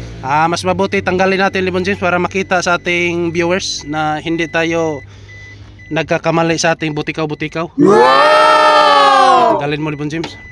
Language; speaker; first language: Filipino; non-native, local second language; Cebuano